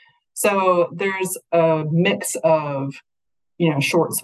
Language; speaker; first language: English; native; English